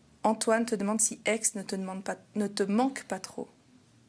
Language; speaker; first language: French; native; French